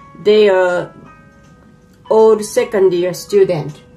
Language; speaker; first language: English; non-native, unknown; Japanese